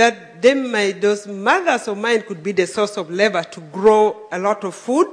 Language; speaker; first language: English; non-native, local second language; Acoli